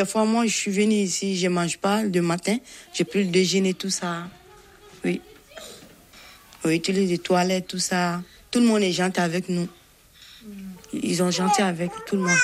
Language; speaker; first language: French; non-native, learner; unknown